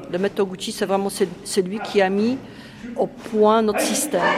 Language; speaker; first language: French; non-native, fluent; Polish